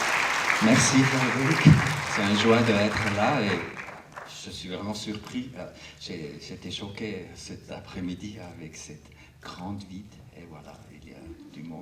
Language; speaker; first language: French; non-native, local second language; Arabic